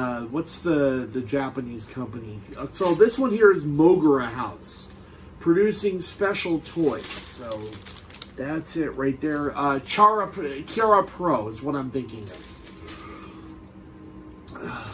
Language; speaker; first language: English; native; English